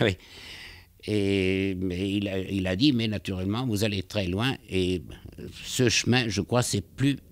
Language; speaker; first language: French; non-native, fluent; German